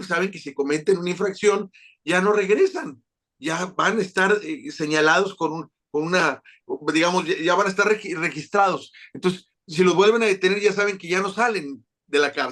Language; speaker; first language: Spanish; native; Spanish